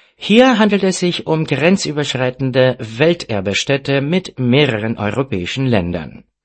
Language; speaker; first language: German; non-native, fluent; Romanian